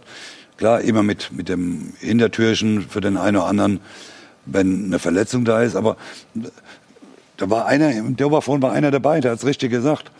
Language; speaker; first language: German; native; German